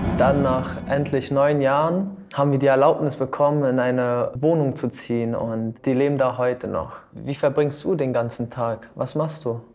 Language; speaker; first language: German; early bilingual, other home language; Albanian